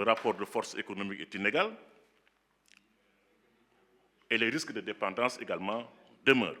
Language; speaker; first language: French; non-native, local second language; Wolof